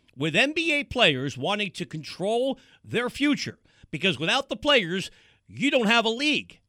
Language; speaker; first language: English; native; English